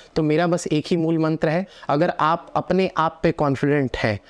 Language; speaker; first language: Hindi; non-native, local second language; Bhojpuri